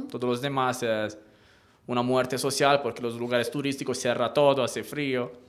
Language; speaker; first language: Spanish; non-native, fluent; Italian